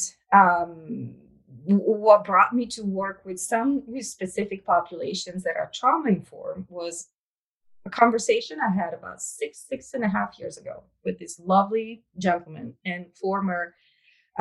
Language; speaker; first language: English; non-native, fluent; Italian